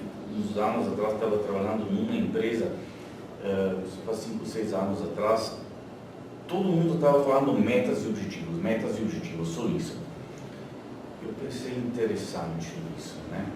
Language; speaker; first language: Portuguese; non-native, fluent; Slovenian